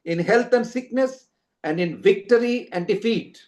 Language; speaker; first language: English; non-native, local second language; Telugu